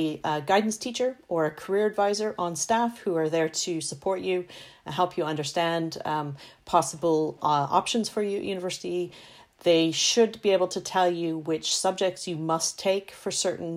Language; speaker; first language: English; native; English